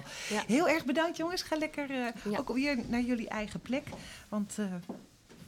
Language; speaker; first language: Dutch; native; Dutch